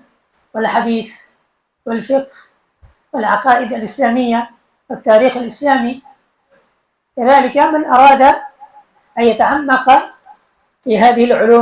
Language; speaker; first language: Arabic; non-native, fluent; Bangla